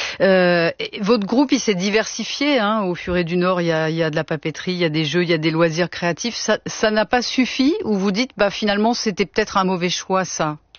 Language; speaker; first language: French; native; French